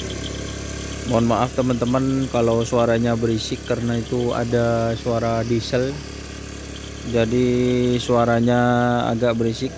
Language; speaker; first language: Indonesian; non-native, local second language; Madurese